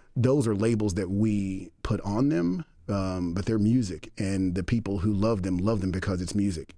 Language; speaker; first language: English; native; English